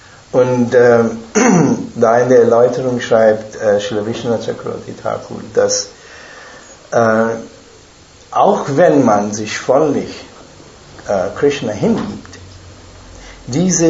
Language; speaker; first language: German; non-native, fluent; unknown